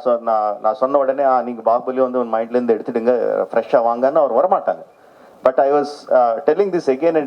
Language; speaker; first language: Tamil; non-native, local second language; Telugu